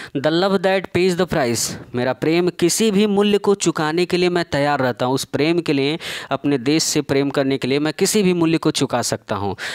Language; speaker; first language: Hindi; native; Hindi